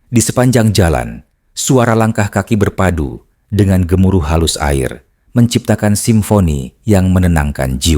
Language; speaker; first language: Indonesian; native; Indonesian